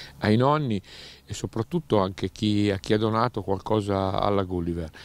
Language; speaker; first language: Italian; native; Italian